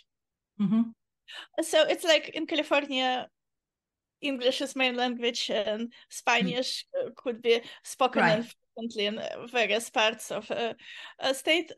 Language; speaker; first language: English; non-native, fluent; Uzbek